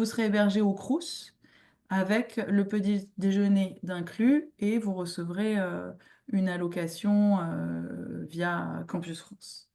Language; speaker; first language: French; native; French